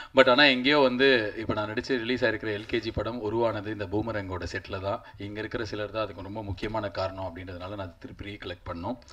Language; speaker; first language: Tamil; native; Tamil